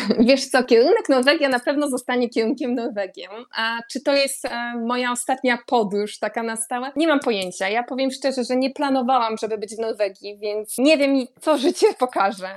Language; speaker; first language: Polish; native; Polish